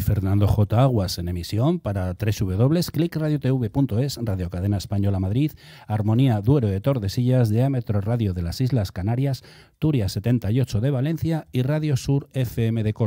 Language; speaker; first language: Spanish; native; Spanish